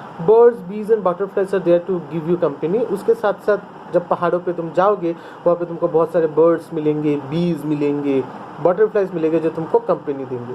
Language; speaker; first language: Hindi; non-native, local second language; Bangla